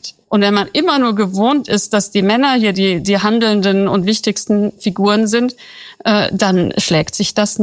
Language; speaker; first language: German; native; German